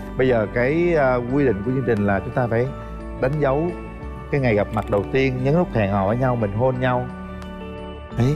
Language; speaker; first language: Vietnamese; native; Vietnamese